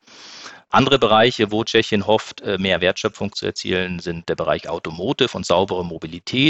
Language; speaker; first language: German; native; German